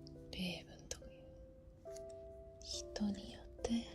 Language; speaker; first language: Japanese; non-native, learner; Spanish